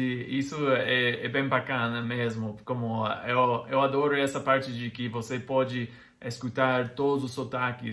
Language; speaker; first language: Portuguese; non-native, fluent; English